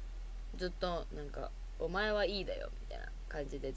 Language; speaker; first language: Japanese; native; Japanese